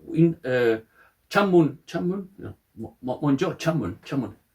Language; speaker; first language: Korean; non-native, fluent; Italian